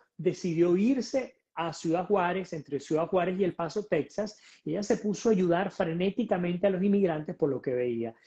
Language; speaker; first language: Spanish; native; Spanish